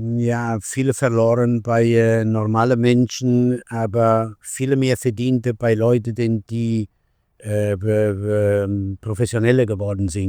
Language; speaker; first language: German; non-native, fluent; Italian